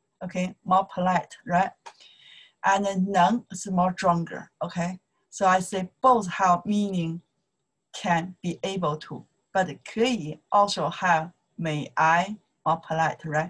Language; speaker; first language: English; non-native, learner; Chinese